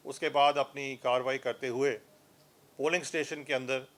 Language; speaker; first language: Hindi; non-native, local second language; Punjabi